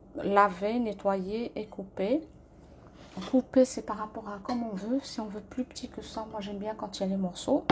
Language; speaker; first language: French; non-native, local second language; Arabic